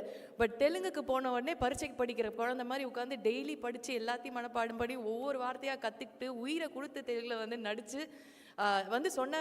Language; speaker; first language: Tamil; native; Tamil